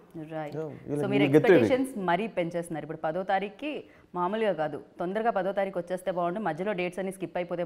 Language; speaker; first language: Telugu; native; Telugu